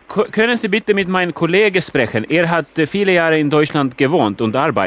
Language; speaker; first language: German; non-native, learner; Swedish